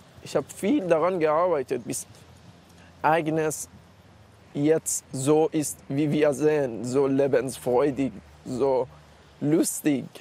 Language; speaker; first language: German; non-native, learner; Persian